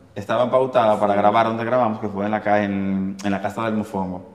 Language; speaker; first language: Spanish; native; Spanish